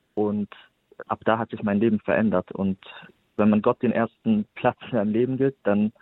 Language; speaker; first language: German; native; German